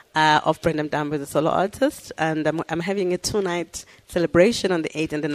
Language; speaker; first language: English; non-native, local second language; Zulu